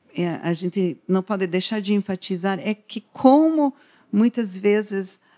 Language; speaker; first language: Portuguese; non-native, fluent; English